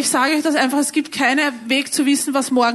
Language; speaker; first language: German; native; German